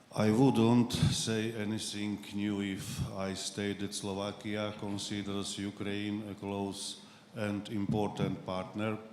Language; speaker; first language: English; non-native, fluent; Slovak